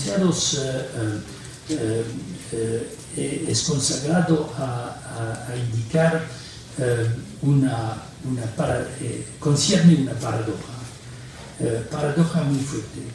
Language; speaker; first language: Spanish; non-native, fluent; French